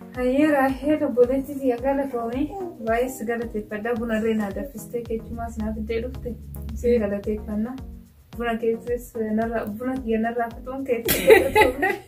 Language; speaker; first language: Oromo; non-native, learner; Arabic